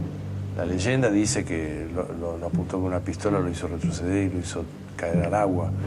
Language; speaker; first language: Spanish; native; Spanish